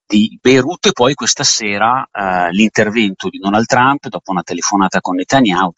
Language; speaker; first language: Italian; native; Italian